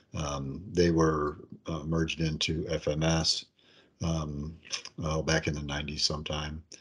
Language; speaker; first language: English; native; English